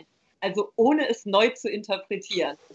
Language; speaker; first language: German; native; German